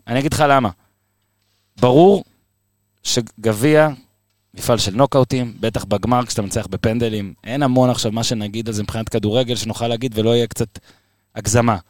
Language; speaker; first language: Hebrew; native; Hebrew